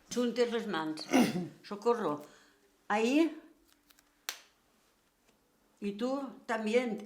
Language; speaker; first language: Spanish; native; Spanish